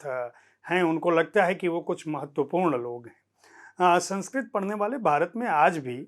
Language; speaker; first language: Hindi; native; Hindi